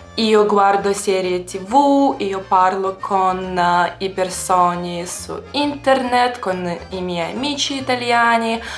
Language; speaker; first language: Italian; non-native, learner; Russian